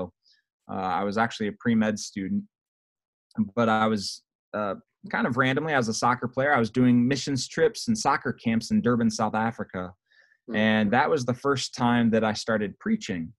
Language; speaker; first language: English; native; English